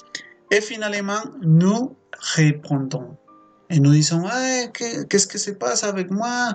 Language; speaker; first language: French; non-native, fluent; Spanish